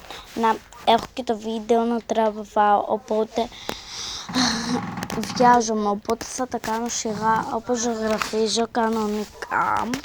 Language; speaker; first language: Greek; native; Greek